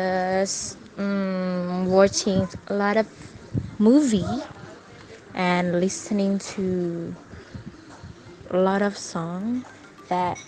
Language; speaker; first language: English; non-native, learner; Indonesian